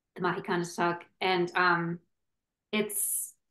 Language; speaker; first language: English; native; English